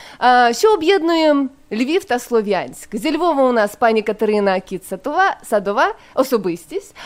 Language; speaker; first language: Ukrainian; non-native, local second language; Russian